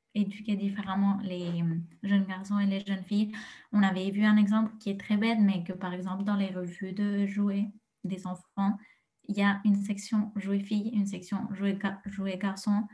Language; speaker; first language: French; non-native, fluent; Spanish